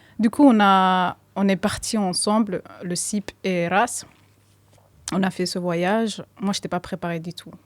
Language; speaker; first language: French; non-native, fluent; Somali